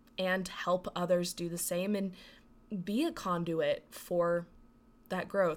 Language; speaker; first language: English; native; English